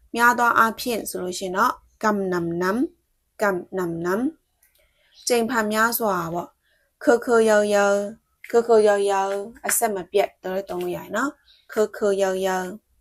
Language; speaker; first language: Burmese; non-native, local second language; Shan